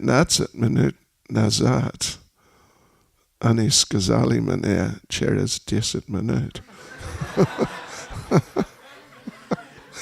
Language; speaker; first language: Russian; non-native, learner; English